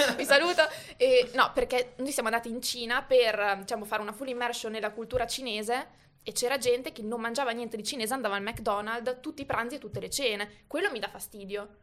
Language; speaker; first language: Italian; native; Italian